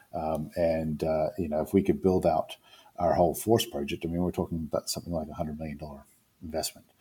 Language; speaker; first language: English; native; English